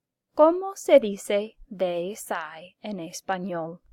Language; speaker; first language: Spanish; non-native, fluent; English